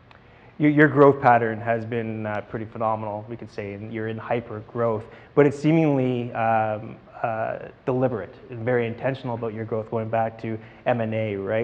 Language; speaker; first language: English; native; English